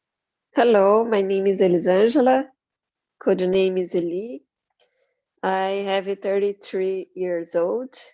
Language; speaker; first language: English; non-native, learner; Portuguese